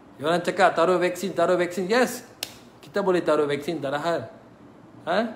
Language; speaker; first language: Malay; non-native, local second language; Tamil